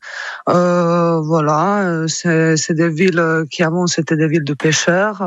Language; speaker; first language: French; non-native, fluent; Croatian